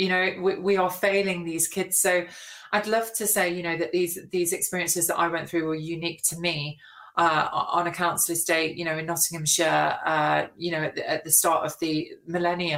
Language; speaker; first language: English; native; English